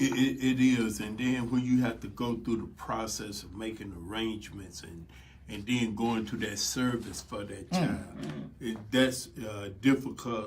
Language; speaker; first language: English; native; English